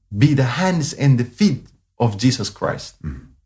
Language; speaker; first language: English; non-native, fluent; Amharic